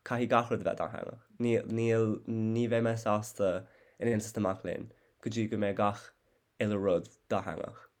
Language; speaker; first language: Irish; non-native, fluent; English